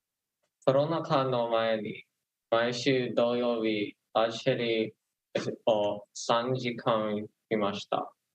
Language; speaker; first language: Japanese; non-native, learner; English